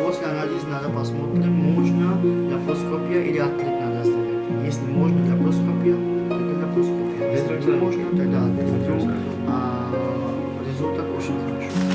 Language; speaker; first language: Russian; non-native, learner; Hindi